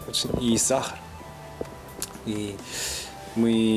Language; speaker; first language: Russian; non-native, learner; Korean